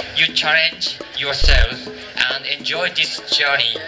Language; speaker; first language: English; non-native, fluent; Japanese